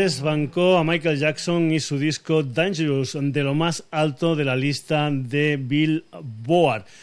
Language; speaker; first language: Spanish; native; Spanish